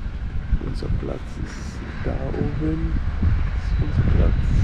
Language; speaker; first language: German; non-native, learner; Danish